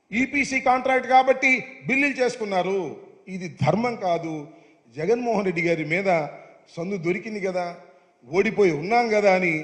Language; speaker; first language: Telugu; native; Telugu